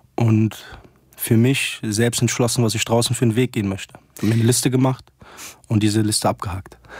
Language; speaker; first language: German; early bilingual, other home language; Arabic